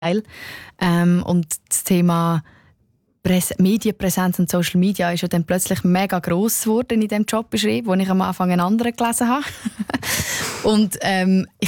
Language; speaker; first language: German; native; German